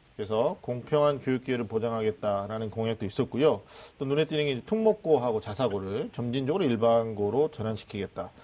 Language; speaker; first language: Korean; native; Korean